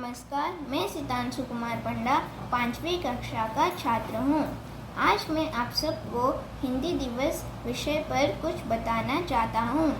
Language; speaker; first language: Hindi; non-native, local second language; Odia